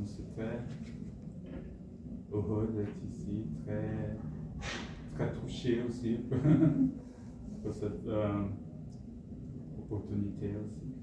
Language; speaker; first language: French; non-native, fluent; Portuguese